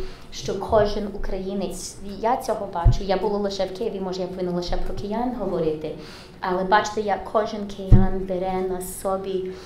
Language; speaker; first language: Ukrainian; early bilingual, heritage; English